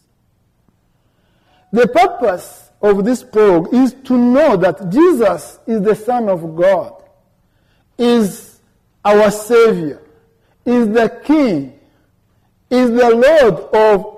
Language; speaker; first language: English; non-native, local second language; Kinyarwanda